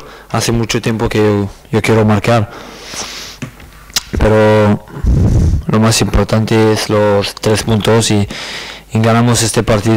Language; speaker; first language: Spanish; non-native, learner; French